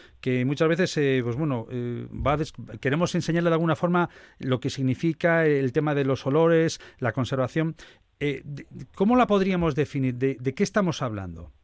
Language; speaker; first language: Spanish; native; Spanish